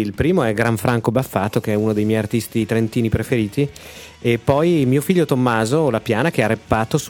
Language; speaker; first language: Italian; native; Italian